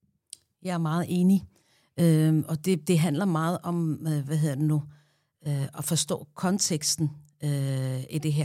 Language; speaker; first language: Danish; non-native, fluent; Arabic